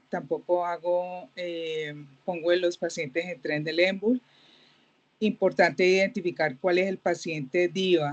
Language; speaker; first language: Spanish; native; Spanish